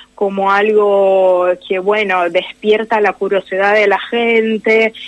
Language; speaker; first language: Spanish; non-native, fluent; Portuguese